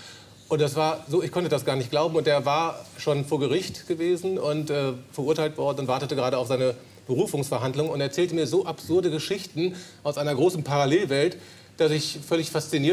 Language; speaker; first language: German; native; German